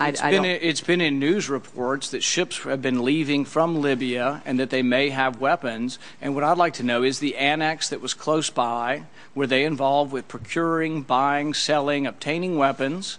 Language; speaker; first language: English; native; English